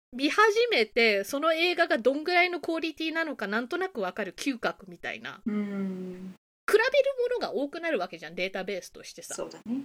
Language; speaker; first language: Japanese; native; Japanese